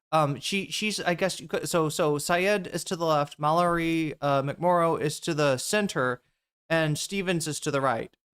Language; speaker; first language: English; native; English